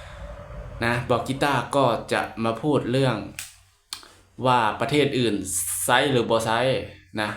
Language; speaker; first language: Thai; non-native, local second language; Lao